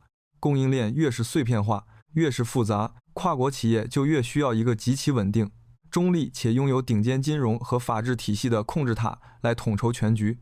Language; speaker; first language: Chinese; native; Chinese